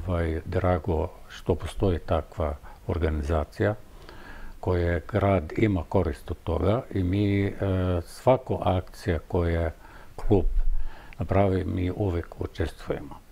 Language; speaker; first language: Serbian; non-native, fluent; Arabic